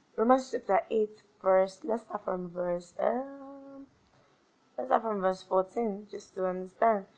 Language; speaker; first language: English; non-native, local second language; Yoruba